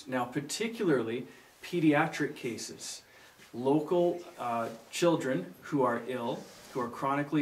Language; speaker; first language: English; native; English